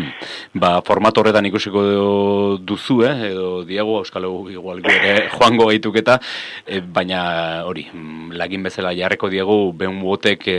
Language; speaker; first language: Basque; native; Basque